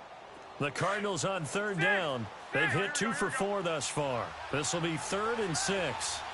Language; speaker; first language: English; native; English